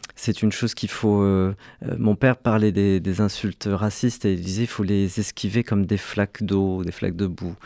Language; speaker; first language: French; early bilingual, other home language; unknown